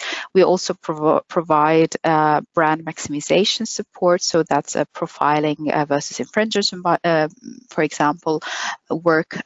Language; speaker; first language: English; non-native, fluent; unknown